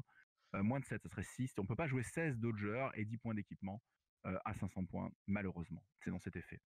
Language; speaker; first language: French; native; French